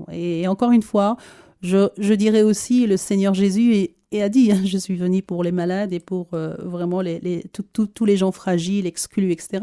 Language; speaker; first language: French; early bilingual, other home language; Arabic